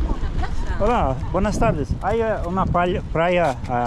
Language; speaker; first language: Spanish; non-native, learner; Portuguese